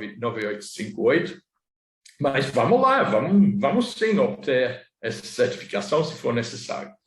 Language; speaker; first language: Portuguese; non-native, fluent; English